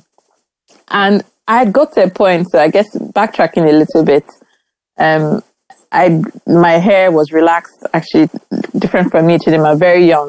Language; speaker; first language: English; non-native, local second language; Igbo